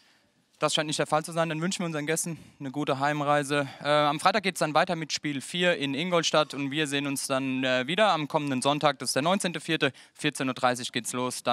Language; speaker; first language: German; native; German